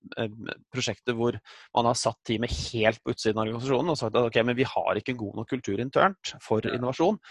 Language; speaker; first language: Norwegian; native; Norwegian